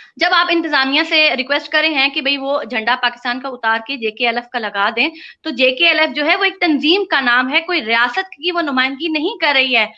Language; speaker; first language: Urdu; non-native, local second language; Punjabi